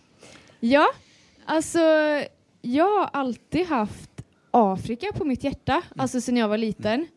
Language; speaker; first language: Swedish; native; Swedish